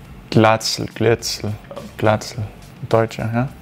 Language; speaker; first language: German; non-native, fluent; Danish